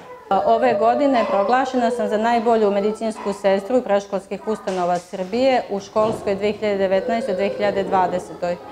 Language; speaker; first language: Serbian; native; Serbian